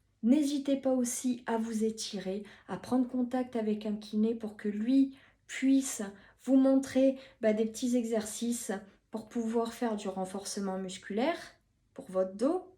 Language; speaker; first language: French; native; French